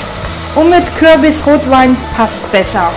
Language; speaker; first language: German; non-native, fluent; Italian